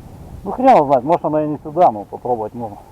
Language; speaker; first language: Russian; native; Russian